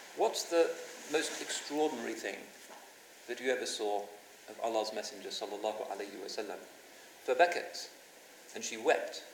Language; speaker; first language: English; native; English